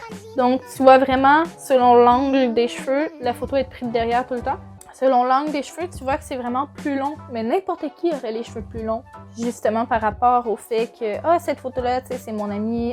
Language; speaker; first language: French; native; French